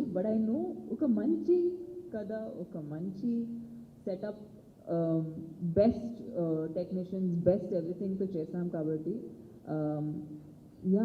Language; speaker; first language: Telugu; non-native, local second language; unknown